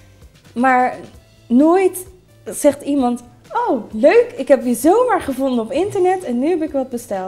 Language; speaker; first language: Dutch; native; Dutch